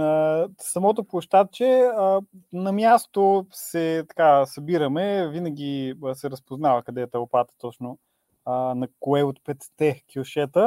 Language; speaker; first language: Bulgarian; native; Bulgarian